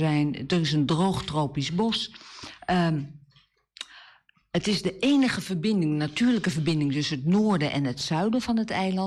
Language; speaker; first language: Dutch; native; Dutch